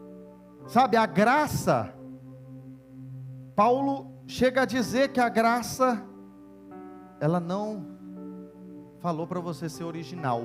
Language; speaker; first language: Portuguese; native; Portuguese